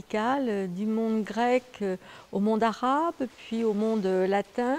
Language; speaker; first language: French; native; French